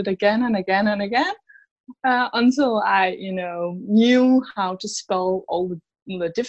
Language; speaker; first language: English; non-native, fluent; Danish